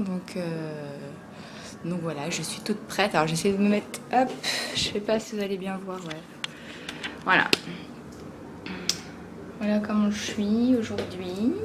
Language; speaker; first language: French; native; French